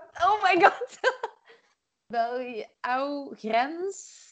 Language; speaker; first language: Dutch; native; Dutch